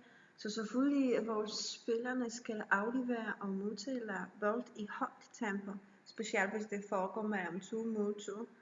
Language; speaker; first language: Danish; non-native, learner; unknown